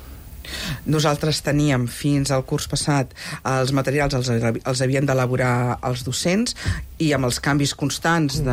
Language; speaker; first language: Catalan; native; Catalan